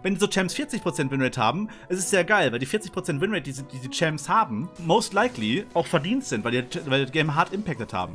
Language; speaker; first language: German; native; German